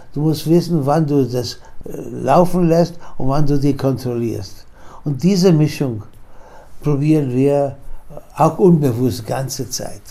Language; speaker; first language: German; non-native, fluent; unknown